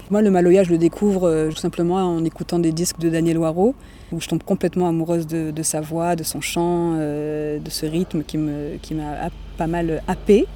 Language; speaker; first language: French; native; French